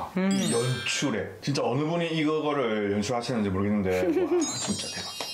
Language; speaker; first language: Korean; native; Korean